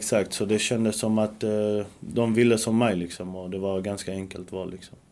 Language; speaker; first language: Swedish; early bilingual, other home language; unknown